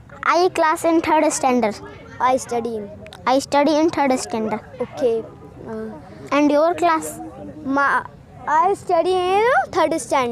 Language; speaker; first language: English; non-native, learner; Hindi